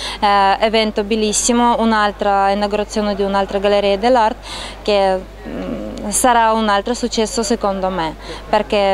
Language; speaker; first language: Italian; non-native, learner; Russian